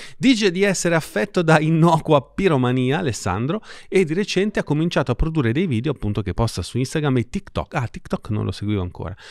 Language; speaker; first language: Italian; native; Italian